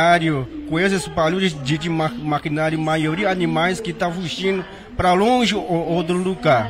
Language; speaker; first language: Portuguese; non-native, local second language; Yanomámi